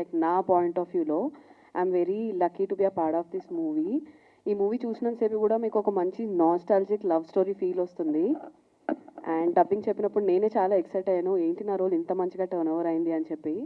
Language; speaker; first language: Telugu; non-native, learner; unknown